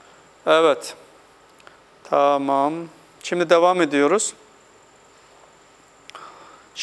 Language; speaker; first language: Turkish; non-native, fluent; Urdu